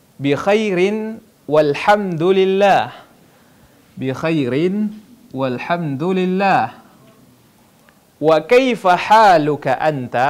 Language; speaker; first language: Arabic; non-native, fluent; Indonesian